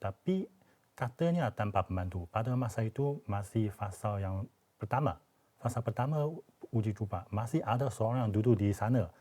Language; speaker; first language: Malay; non-native, fluent; Chinese